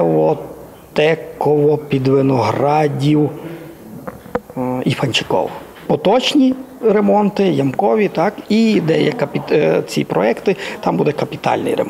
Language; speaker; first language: Ukrainian; native; Ukrainian